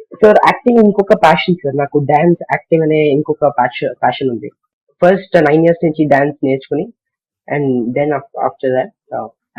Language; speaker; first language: Telugu; non-native, learner; Kannada